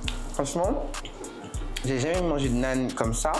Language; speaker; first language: French; native; French